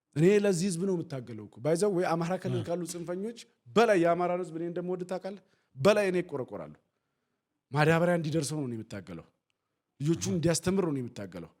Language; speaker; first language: Amharic; non-native, local second language; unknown